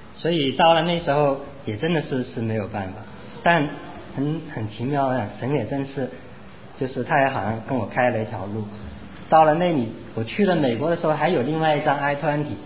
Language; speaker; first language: Chinese; non-native, local second language; Cantonese